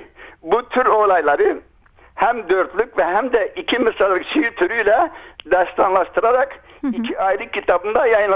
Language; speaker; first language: Turkish; non-native, local second language; Kurdish